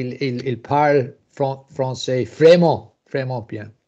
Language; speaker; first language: French; non-native, learner; English